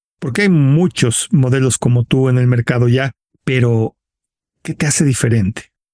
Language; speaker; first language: Spanish; native; Spanish